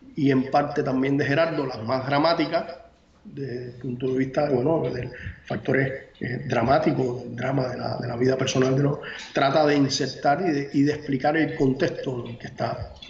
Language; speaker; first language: Spanish; native; Spanish